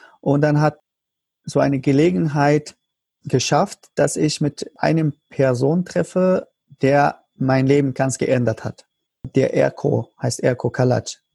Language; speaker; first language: German; non-native, learner; Arabic